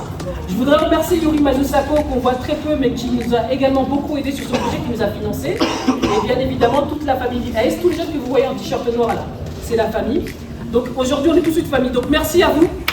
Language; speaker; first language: French; native; French